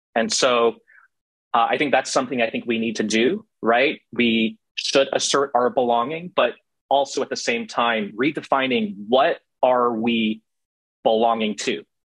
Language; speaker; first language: English; native; English